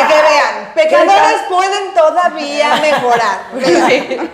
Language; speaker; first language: Spanish; native; Spanish